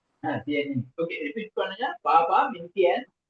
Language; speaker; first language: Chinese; non-native, fluent; Tamil